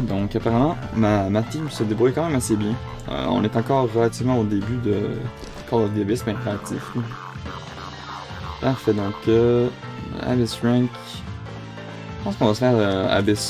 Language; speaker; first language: French; native; French